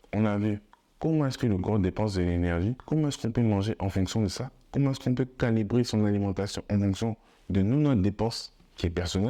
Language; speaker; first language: French; native; French